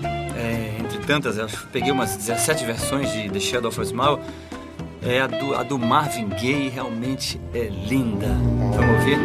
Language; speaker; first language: Portuguese; native; Portuguese